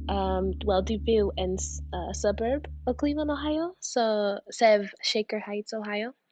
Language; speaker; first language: Welsh; non-native, fluent; English